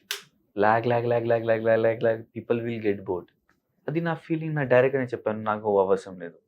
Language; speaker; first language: Telugu; non-native, learner; Hindi